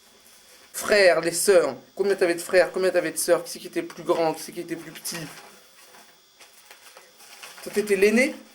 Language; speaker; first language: French; native; French